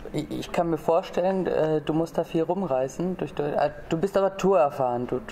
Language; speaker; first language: German; native; German